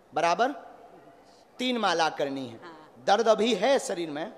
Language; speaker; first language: Hindi; native; Hindi